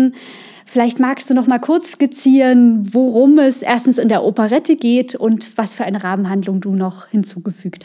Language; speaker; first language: German; native; German